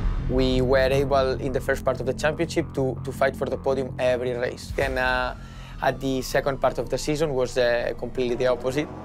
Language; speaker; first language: English; non-native, fluent; Spanish